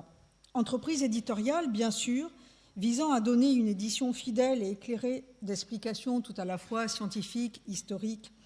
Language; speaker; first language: French; native; French